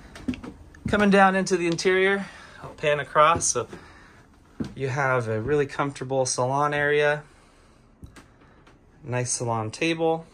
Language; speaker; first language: English; native; English